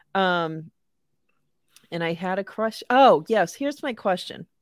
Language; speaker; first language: English; native; English